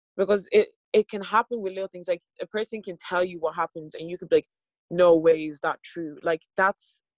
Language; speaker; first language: English; native; English